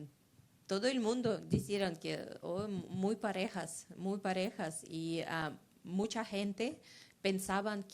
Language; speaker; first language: Spanish; non-native, learner; Russian